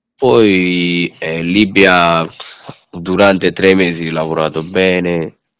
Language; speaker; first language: Italian; non-native, learner; Bangla